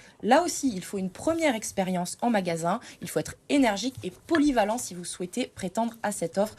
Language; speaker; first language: French; native; French